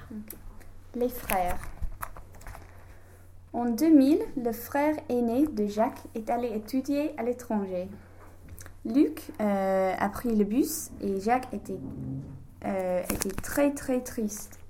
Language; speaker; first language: French; non-native, learner; English